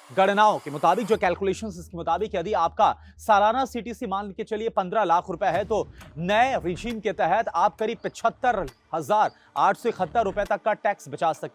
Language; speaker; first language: Hindi; native; Hindi